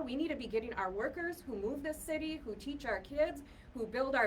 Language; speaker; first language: English; native; English